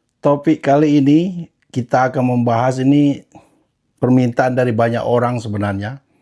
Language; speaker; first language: Indonesian; native; Indonesian